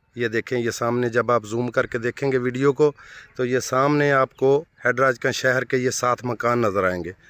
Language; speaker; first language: Urdu; non-native, local second language; Punjabi